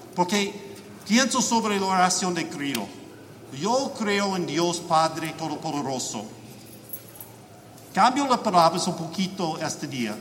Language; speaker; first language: Spanish; non-native, learner; English